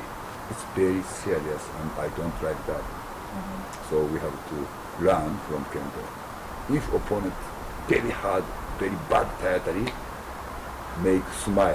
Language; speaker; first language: English; non-native, learner; Japanese